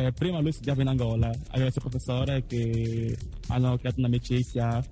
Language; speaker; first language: Italian; non-native, fluent; Portuguese